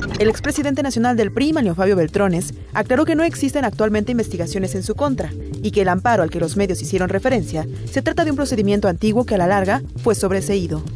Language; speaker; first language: Spanish; native; Spanish